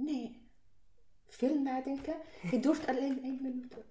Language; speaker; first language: Dutch; non-native, learner; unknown